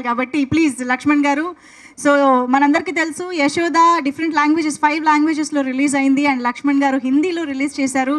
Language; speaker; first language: Telugu; native; Telugu